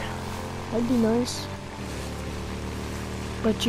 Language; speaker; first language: English; native; English